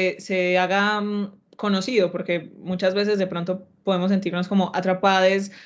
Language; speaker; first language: Spanish; native; Spanish